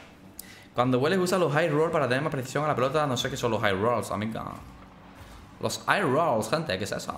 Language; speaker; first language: Spanish; native; Spanish